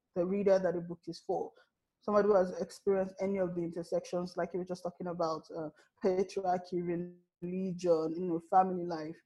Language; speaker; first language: English; non-native, local second language; Yoruba